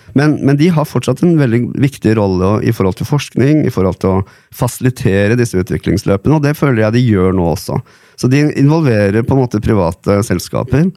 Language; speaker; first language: Norwegian; native; Norwegian